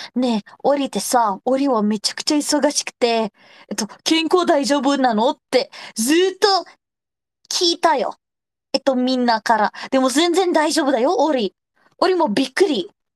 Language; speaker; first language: Japanese; non-native, learner; Indonesian